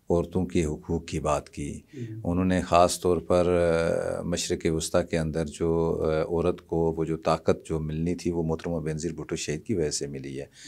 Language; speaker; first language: Urdu; non-native, local second language; Punjabi